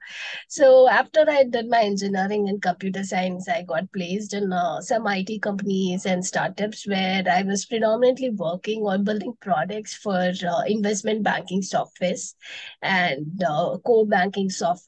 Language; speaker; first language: English; non-native, local second language; Tamil